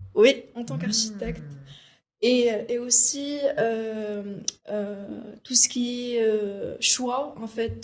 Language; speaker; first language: French; non-native, local second language; Arabic